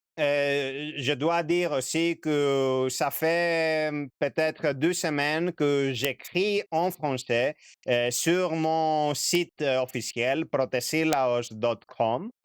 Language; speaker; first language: French; non-native, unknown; Greek